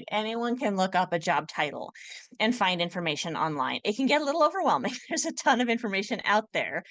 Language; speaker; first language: English; native; English